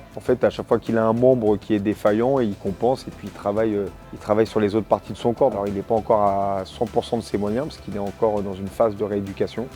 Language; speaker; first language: French; native; French